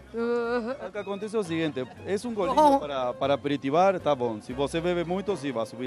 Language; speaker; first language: Portuguese; non-native, fluent; Spanish